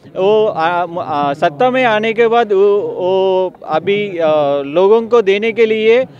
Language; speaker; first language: Hindi; non-native, local second language; Telugu